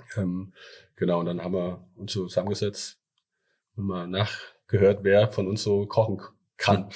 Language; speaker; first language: German; early bilingual, other home language; Thai